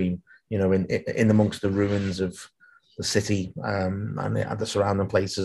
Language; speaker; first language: English; native; English